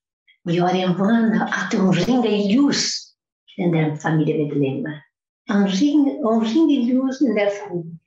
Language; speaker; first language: Swedish; non-native, fluent; Portuguese